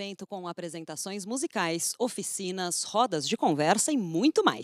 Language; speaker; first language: Portuguese; native; Portuguese